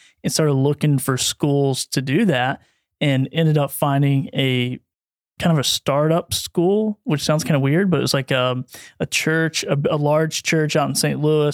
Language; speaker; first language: English; native; English